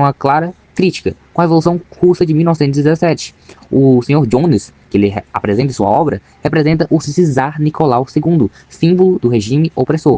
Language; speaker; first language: Portuguese; native; Portuguese